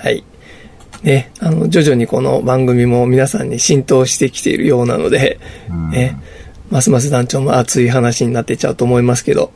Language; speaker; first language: Japanese; native; Japanese